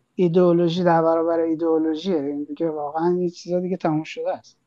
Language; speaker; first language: Persian; native; Persian